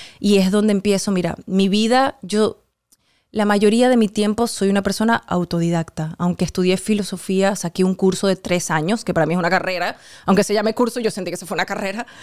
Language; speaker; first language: Spanish; native; Spanish